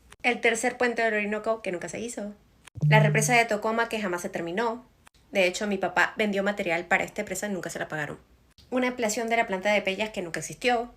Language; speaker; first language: Spanish; native; Spanish